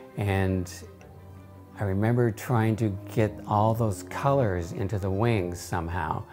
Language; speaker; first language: English; native; English